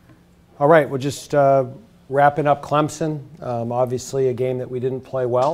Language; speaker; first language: English; native; English